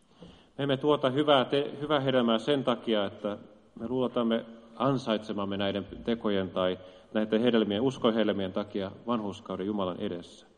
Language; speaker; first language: Finnish; native; Finnish